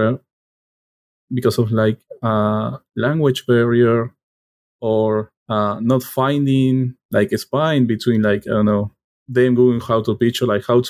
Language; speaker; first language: English; non-native, fluent; Spanish